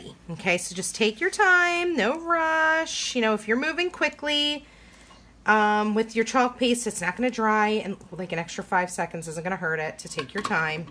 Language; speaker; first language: English; native; English